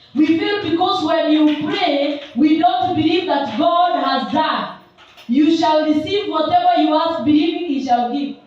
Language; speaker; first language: English; non-native, local second language; Swahili